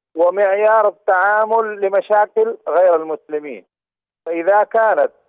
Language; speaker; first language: Arabic; non-native, fluent; Urdu